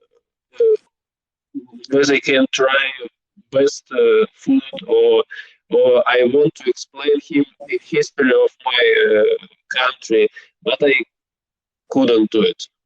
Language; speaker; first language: English; non-native, learner; Belarusian